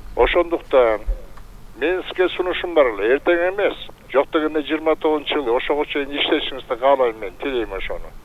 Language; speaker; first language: Kyrgyz; native; Kyrgyz